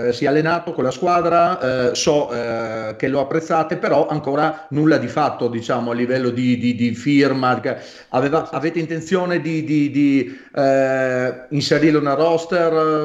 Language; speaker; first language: Italian; native; Italian